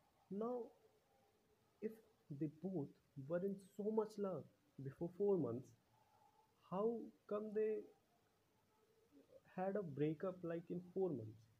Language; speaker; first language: English; non-native, local second language; Hindi